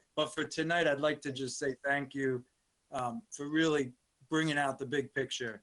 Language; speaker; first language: English; native; English